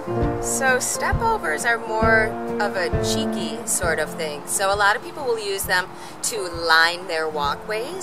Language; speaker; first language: English; native; English